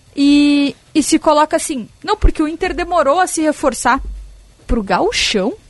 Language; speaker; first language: Portuguese; native; Portuguese